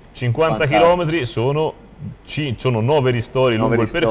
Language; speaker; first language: Italian; native; Italian